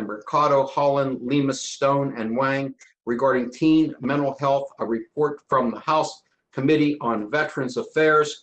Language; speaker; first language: English; native; English